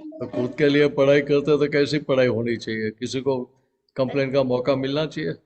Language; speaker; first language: Hindi; non-native, local second language; Gujarati